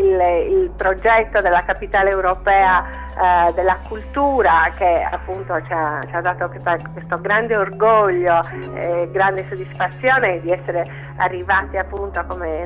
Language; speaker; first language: Italian; native; Italian